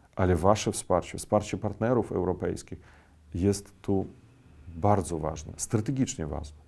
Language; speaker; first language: Polish; non-native, fluent; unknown